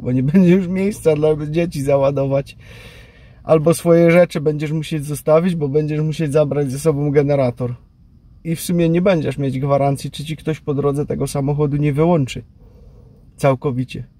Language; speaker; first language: Polish; native; Polish